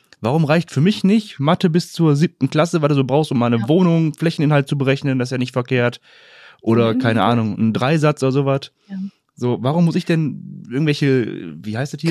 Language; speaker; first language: German; native; German